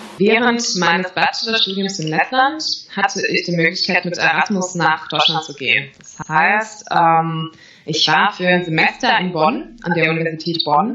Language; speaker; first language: German; non-native, fluent; Latvian